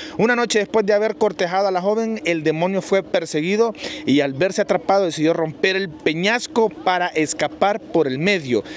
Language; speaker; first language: Spanish; native; Spanish